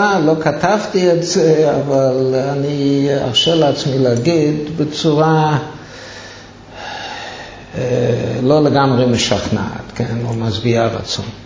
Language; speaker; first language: Hebrew; non-native, fluent; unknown